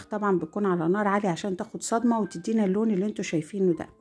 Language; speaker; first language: Arabic; native; Arabic